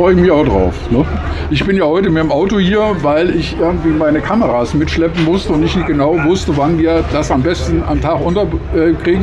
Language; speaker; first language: German; native; German